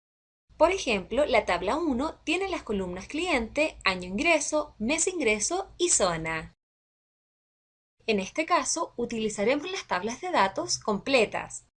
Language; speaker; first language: Spanish; native; Spanish